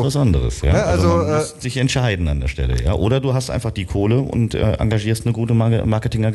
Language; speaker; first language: German; native; German